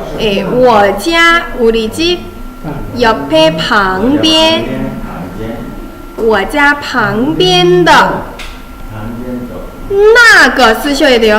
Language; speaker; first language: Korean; non-native, fluent; Chinese